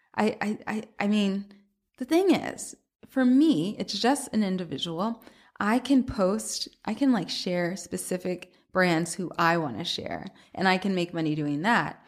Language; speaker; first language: English; native; English